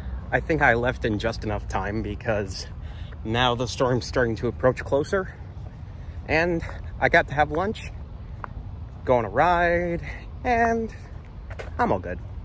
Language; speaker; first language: English; native; English